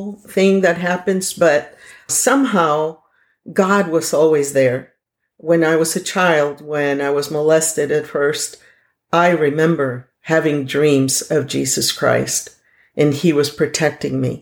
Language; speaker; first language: English; non-native, fluent; Spanish